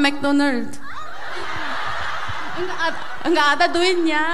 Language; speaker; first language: Indonesian; non-native, fluent; Korean